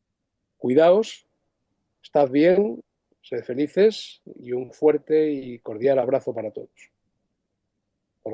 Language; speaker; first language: Spanish; native; Spanish